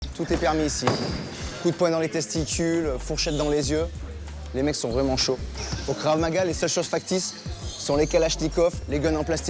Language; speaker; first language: French; native; French